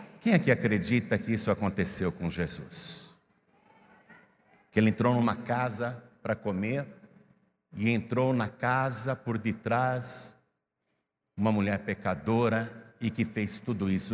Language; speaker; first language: Portuguese; native; Portuguese